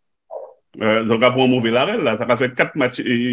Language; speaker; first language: French; native; French